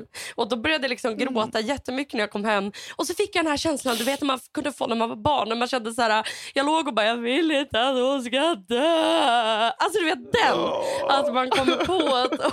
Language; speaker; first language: Swedish; native; Swedish